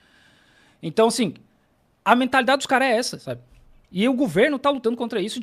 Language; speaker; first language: Portuguese; native; Portuguese